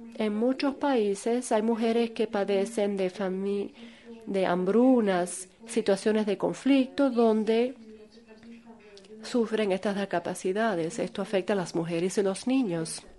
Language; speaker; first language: Spanish; non-native, fluent; Korean